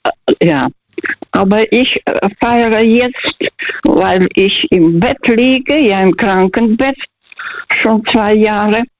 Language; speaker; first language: German; early bilingual, heritage; German